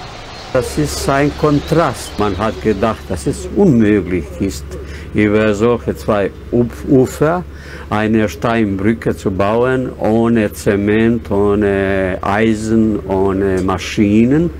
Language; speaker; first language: German; non-native, fluent; Bosnian